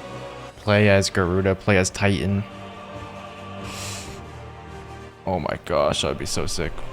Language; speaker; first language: English; native; English